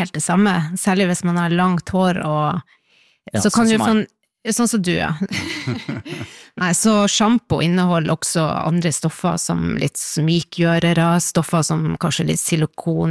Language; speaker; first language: Norwegian; native; Norwegian